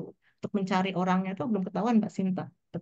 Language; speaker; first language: Indonesian; native; Indonesian